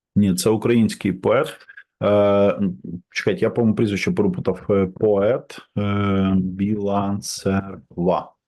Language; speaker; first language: Ukrainian; non-native, local second language; Russian